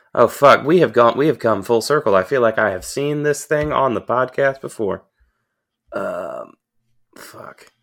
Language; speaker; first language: English; native; English